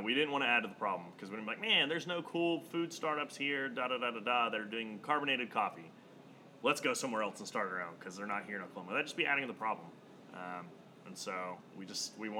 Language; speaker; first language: English; native; English